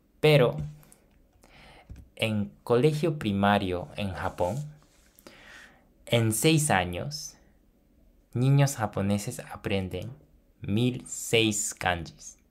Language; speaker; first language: Spanish; non-native, fluent; Japanese